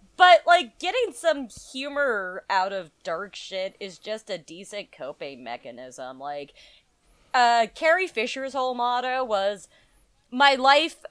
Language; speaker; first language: English; native; English